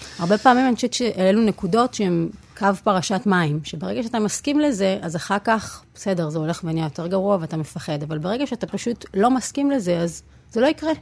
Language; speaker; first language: Hebrew; native; Hebrew